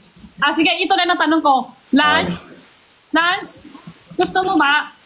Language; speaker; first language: Filipino; non-native, learner; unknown